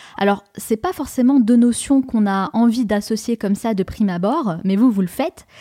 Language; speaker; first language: French; native; French